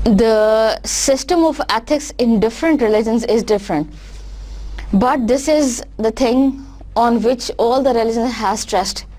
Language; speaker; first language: English; non-native, local second language; Urdu